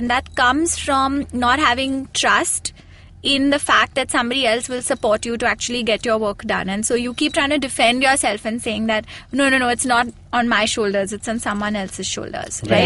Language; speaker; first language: English; non-native, local second language; Hindi